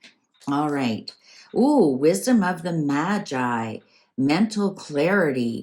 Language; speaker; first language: English; native; English